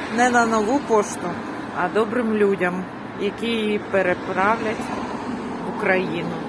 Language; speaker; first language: Ukrainian; native; Ukrainian